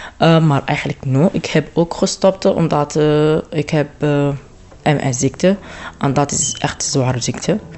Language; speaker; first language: Dutch; non-native, learner; Arabic